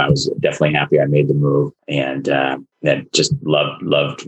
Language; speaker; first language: English; native; English